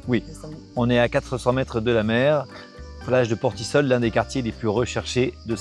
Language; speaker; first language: French; native; French